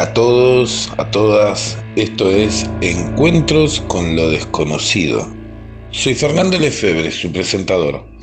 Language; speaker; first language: Spanish; native; Spanish